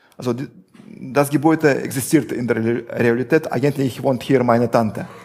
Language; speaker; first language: German; non-native, fluent; Russian